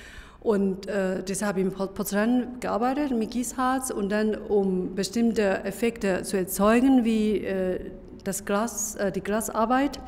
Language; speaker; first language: German; non-native, fluent; Chinese